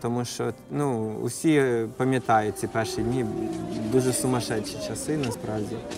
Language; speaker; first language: Ukrainian; non-native, fluent; English